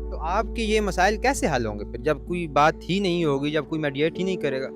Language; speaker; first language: Urdu; native; Urdu